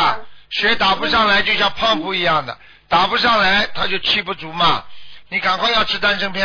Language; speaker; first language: Chinese; native; Chinese